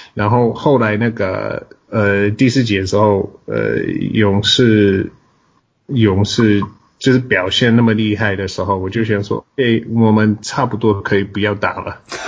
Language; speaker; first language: Chinese; non-native, fluent; English